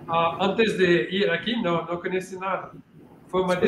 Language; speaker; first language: Portuguese; non-native, learner; French